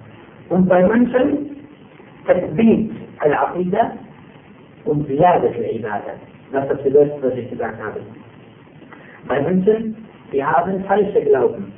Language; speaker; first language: German; non-native, fluent; Arabic